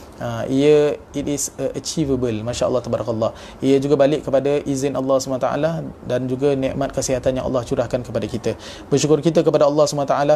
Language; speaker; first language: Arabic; non-native, fluent; Malay